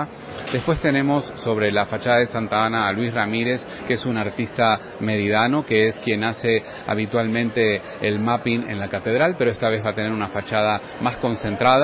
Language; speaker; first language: Spanish; native; Spanish